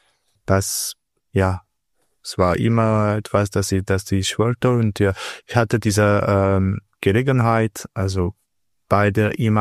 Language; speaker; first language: German; non-native, local second language; French